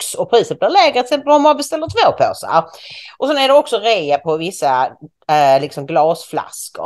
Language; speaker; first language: Swedish; native; Swedish